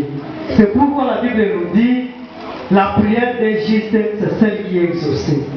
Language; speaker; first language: French; non-native, local second language; Swahili